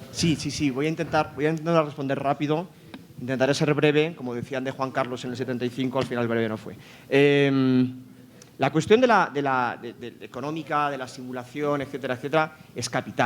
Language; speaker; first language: Spanish; native; Spanish